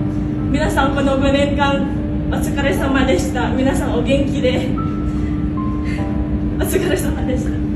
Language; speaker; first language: Japanese; non-native, fluent; Indonesian